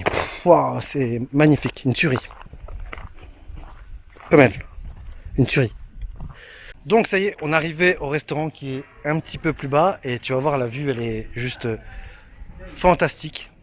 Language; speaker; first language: French; native; French